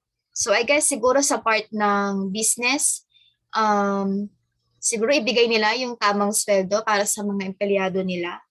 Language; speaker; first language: Filipino; native; Filipino